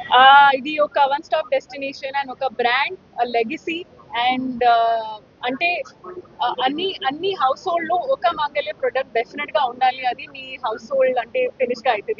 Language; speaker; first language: Telugu; non-native, fluent; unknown